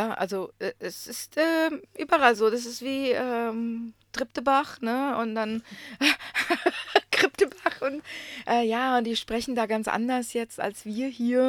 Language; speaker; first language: German; non-native, fluent; Croatian